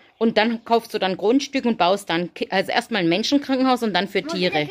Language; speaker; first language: German; native; German